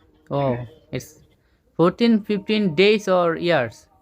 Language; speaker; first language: English; non-native, fluent; Bangla